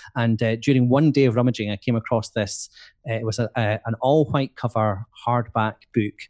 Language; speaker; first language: English; native; English